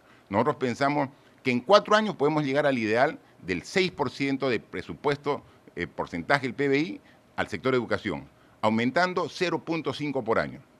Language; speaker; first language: Spanish; native; Spanish